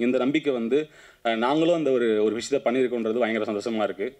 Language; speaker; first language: Tamil; native; Tamil